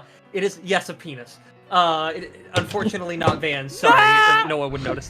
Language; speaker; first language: English; native; English